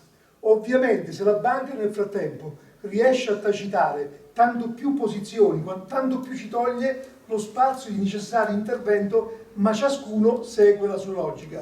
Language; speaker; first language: Italian; native; Italian